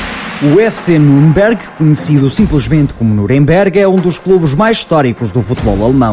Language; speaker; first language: Portuguese; native; Portuguese